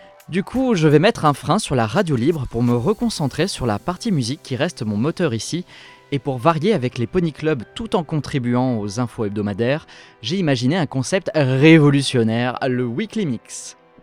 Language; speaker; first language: French; native; French